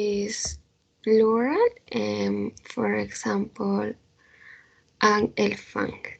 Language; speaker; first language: English; non-native, learner; Spanish